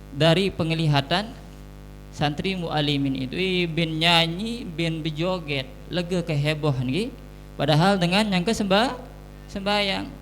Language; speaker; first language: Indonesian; non-native, local second language; Sasak